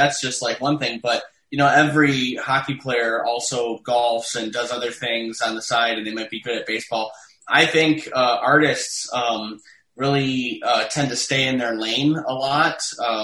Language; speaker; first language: English; native; English